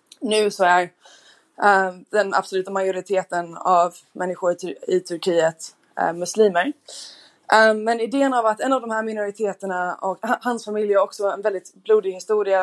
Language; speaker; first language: Swedish; non-native, fluent; English